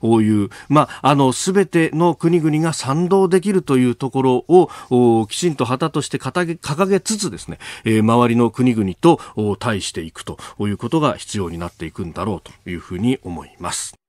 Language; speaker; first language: Japanese; native; Japanese